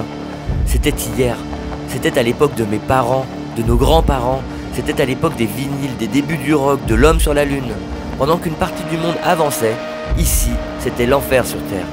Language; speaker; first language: French; native; French